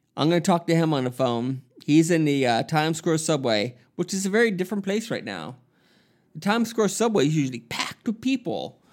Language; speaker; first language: English; native; English